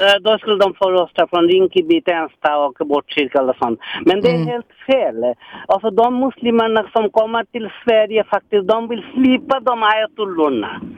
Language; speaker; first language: Swedish; non-native, fluent; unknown